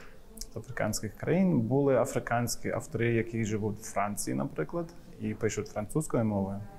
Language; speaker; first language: Ukrainian; non-native, fluent; English